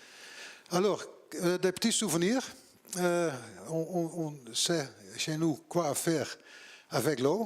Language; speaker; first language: French; non-native, learner; Dutch